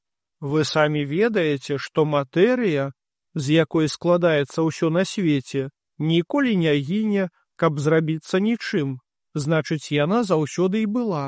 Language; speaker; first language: Belarusian; native; Belarusian